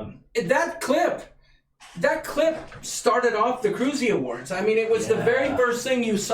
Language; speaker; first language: English; native; English